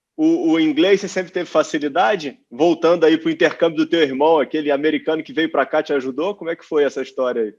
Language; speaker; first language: Portuguese; native; Portuguese